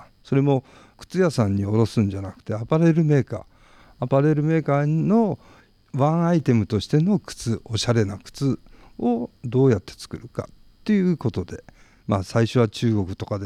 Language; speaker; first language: Japanese; native; Japanese